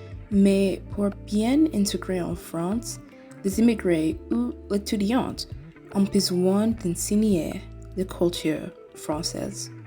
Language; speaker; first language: French; non-native, learner; English